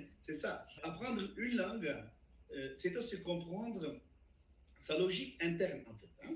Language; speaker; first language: French; non-native, fluent; Turkish